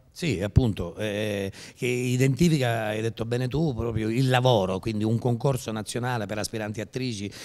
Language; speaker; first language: Italian; native; Italian